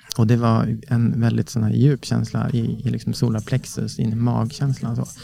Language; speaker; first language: Swedish; native; Swedish